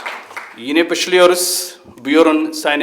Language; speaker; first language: Turkish; non-native, fluent; Somali